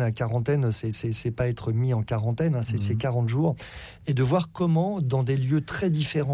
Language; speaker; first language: French; native; French